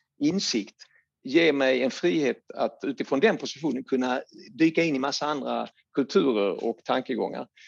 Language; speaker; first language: Swedish; native; Swedish